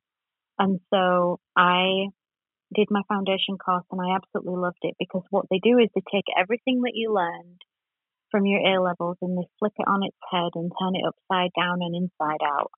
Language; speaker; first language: English; native; English